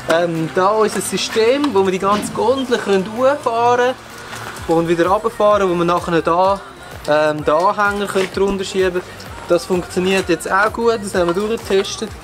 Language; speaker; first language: German; native; German